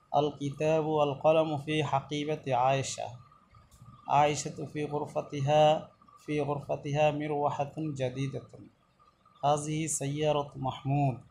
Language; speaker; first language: Arabic; non-native, fluent; Bangla